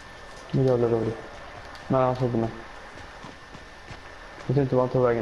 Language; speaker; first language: Swedish; early bilingual, other home language; Turkish